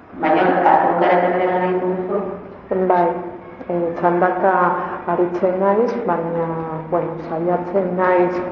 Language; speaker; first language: Basque; non-native, local second language; Spanish